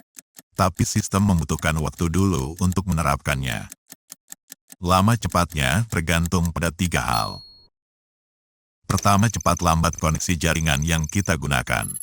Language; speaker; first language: Indonesian; native; Indonesian